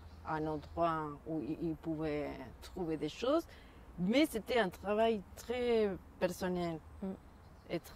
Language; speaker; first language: French; non-native, fluent; Spanish